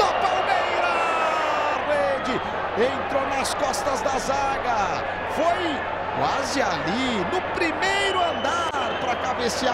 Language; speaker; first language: Portuguese; native; Portuguese